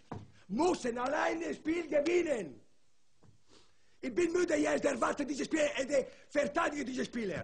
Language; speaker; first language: German; non-native, learner; Italian